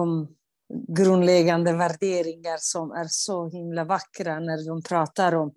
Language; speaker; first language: Swedish; non-native, fluent; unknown